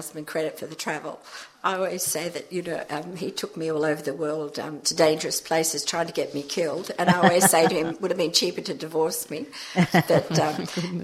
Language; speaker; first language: English; native; English